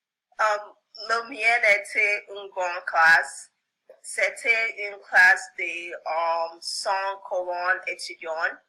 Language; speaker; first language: French; non-native, learner; English